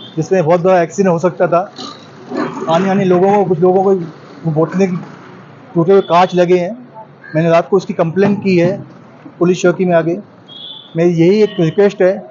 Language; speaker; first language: Hindi; non-native, local second language; Sindhi